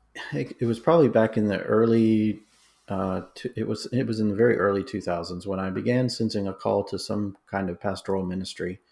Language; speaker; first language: English; native; English